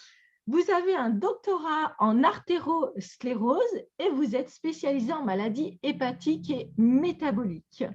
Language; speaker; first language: French; native; French